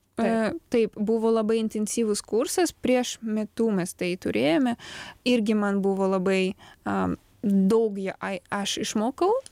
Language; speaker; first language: Lithuanian; non-native, learner; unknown